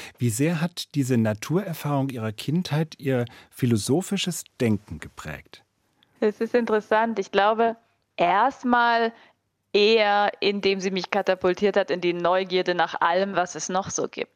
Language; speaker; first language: German; native; German